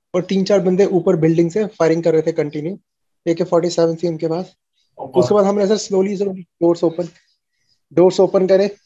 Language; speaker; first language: Hindi; native; Hindi